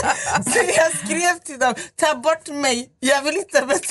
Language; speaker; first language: Swedish; non-native, local second language; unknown